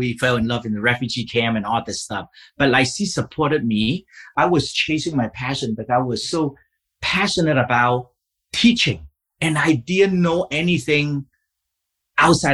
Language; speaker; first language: English; non-native, fluent; Vietnamese